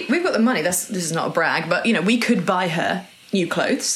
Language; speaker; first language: English; native; English